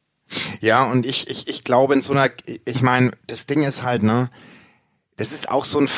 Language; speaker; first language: German; native; German